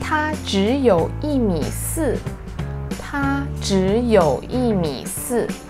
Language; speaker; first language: Chinese; native; Chinese